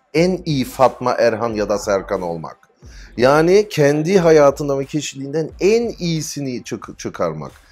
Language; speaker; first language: Turkish; early bilingual, heritage; Turkish